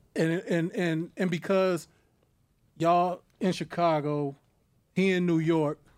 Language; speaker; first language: English; native; English